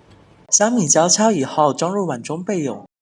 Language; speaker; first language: Chinese; native; Chinese